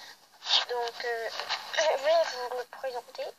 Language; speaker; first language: French; early bilingual, other home language; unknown